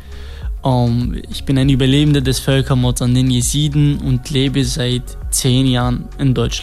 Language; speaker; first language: German; non-native, fluent; Kurdish